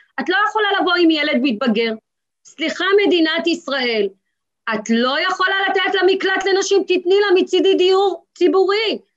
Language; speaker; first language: Hebrew; early bilingual, other home language; Amharic